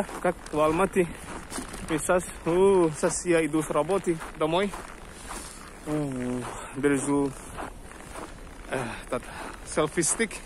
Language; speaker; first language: Russian; non-native, learner; Indonesian